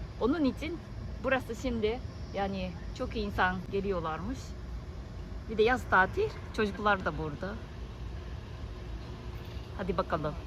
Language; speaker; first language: Turkish; non-native, fluent; Japanese